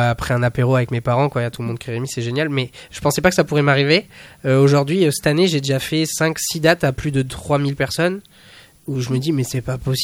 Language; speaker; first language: French; native; French